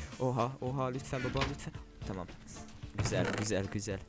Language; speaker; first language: Turkish; non-native, learner; English